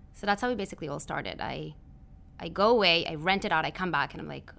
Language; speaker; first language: English; early bilingual, other home language; Hebrew